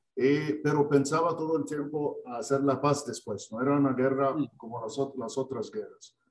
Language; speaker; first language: Spanish; non-native, fluent; Arabic